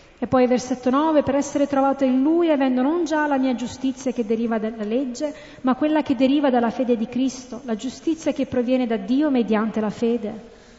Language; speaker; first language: Italian; non-native, fluent; English